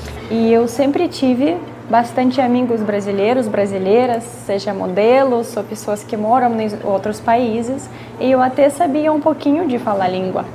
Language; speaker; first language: Portuguese; non-native, fluent; Russian